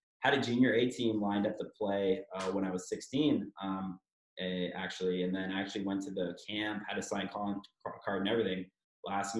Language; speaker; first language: English; native; English